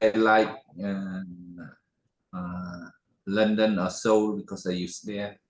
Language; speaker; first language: English; non-native, learner; Khmer